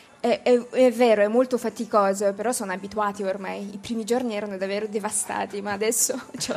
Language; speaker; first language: Italian; non-native, fluent; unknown